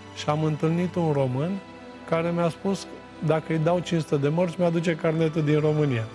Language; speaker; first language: Romanian; native; Romanian